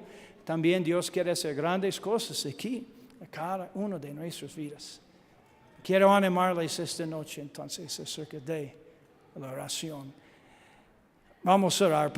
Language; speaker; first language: Spanish; non-native, learner; English